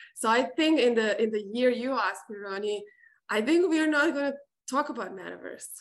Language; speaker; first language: English; non-native, fluent; Serbian